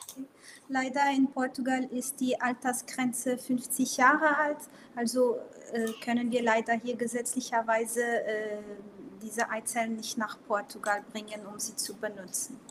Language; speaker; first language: German; non-native, local second language; Portuguese